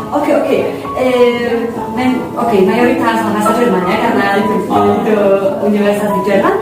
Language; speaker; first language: Indonesian; non-native, fluent; Polish